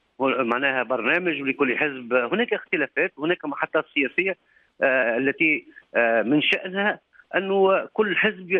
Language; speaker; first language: Arabic; native; Arabic